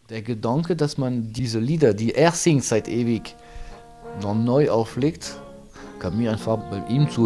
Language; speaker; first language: German; non-native, fluent; French